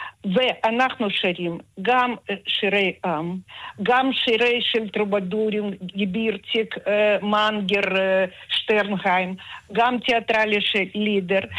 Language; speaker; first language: Hebrew; non-native, fluent; Russian